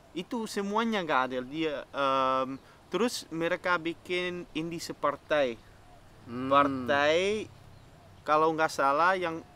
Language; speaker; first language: Indonesian; non-native, fluent; Dutch